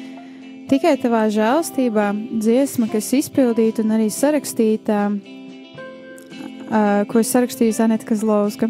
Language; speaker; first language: Latvian; native; Latvian